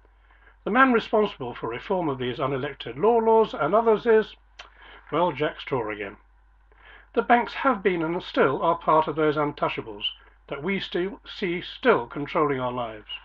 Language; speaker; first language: English; native; English